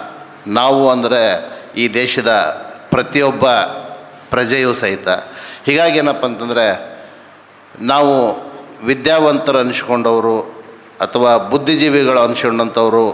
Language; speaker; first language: Kannada; native; Kannada